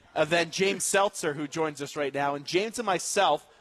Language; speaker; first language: English; native; English